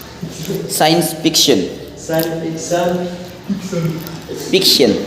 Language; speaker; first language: English; non-native, learner; Indonesian